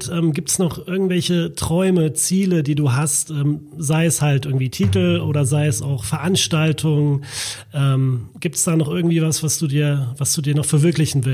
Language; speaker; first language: German; native; German